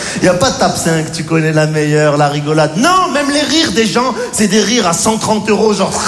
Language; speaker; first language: French; native; French